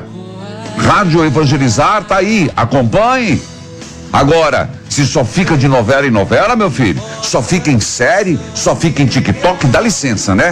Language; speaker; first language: Portuguese; native; Portuguese